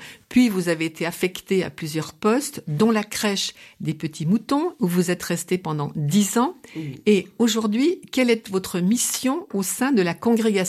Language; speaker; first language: French; native; French